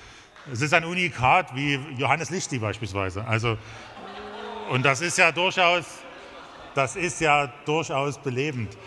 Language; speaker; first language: German; native; German